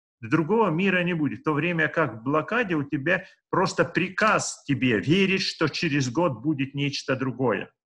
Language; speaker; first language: Russian; non-native, local second language; Lithuanian